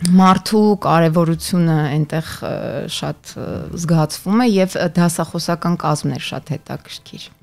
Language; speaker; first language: Armenian; native; Armenian